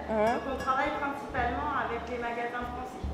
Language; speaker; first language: French; native; French